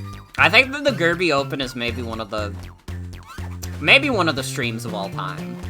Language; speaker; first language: English; native; English